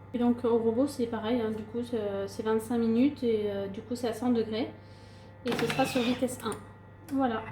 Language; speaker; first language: French; native; French